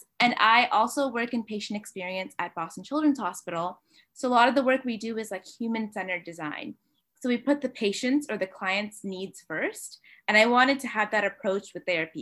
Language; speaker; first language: English; native; English